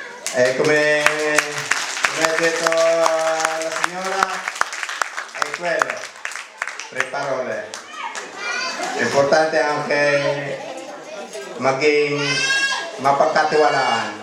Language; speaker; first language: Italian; non-native, learner; Filipino